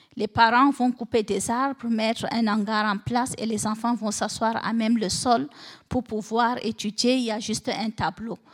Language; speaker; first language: French; non-native, local second language; Fula